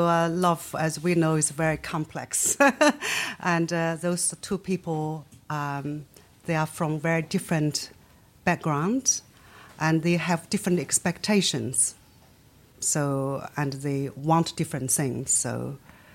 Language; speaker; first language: English; non-native, fluent; Chinese